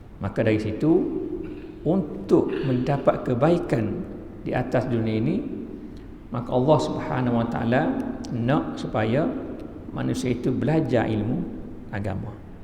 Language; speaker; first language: Malay; native; Malay